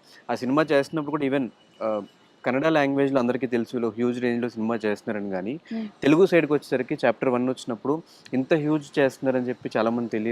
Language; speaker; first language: Telugu; native; Telugu